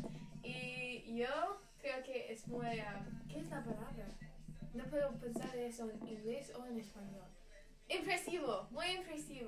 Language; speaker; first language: Spanish; non-native, learner; English